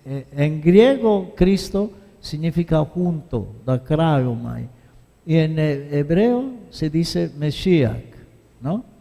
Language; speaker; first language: Spanish; non-native, fluent; Italian